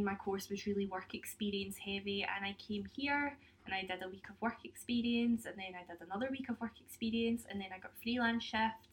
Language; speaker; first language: English; native; English